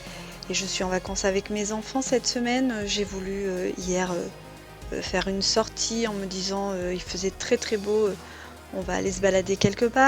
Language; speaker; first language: French; native; French